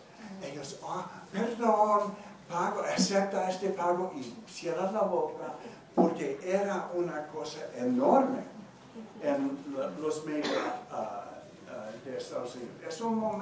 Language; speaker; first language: Spanish; non-native, learner; English